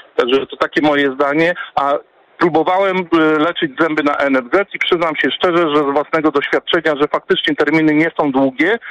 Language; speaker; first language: Polish; native; Polish